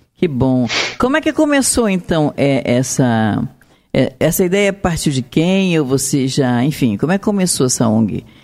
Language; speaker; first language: Portuguese; native; Portuguese